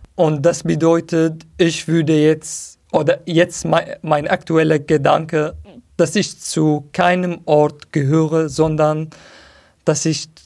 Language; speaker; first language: German; non-native, fluent; Arabic